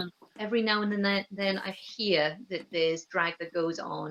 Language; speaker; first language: English; native; English